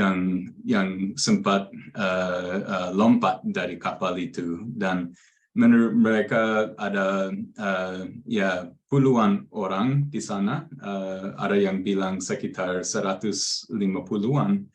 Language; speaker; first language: Indonesian; non-native, fluent; English